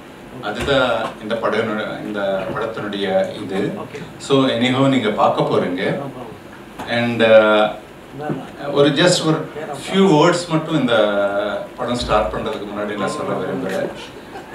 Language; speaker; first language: Tamil; non-native, local second language; Telugu